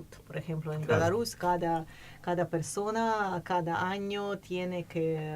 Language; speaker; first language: Spanish; non-native, fluent; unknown